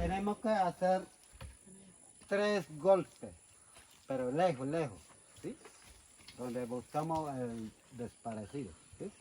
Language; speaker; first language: Spanish; non-native, local second language; Ticuna